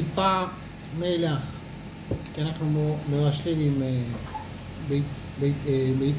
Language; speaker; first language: Hebrew; non-native, fluent; Spanish